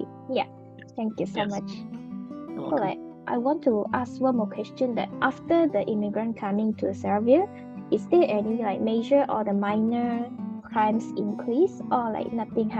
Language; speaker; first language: English; non-native, fluent; Japanese